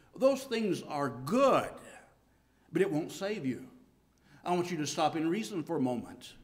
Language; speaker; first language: English; native; English